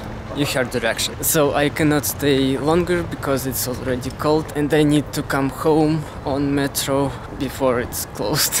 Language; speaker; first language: English; non-native, learner; Russian